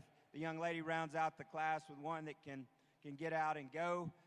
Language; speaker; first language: English; native; English